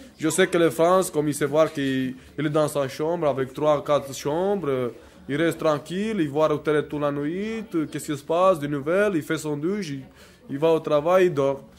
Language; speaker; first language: French; non-native, learner; Romany